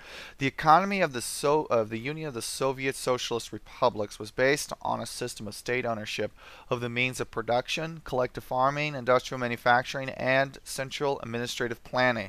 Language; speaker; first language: English; native; English